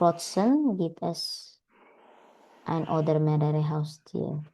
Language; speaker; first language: German; non-native, learner; Indonesian